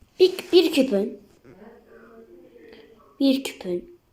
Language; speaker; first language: Turkish; native; Turkish